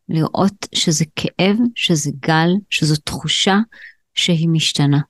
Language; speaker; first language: Hebrew; native; Hebrew